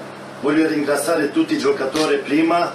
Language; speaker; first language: Italian; non-native, fluent; Swedish